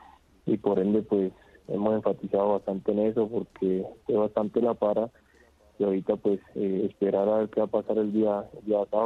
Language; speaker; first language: Spanish; native; Spanish